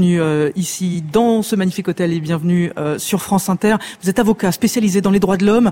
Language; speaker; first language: French; native; French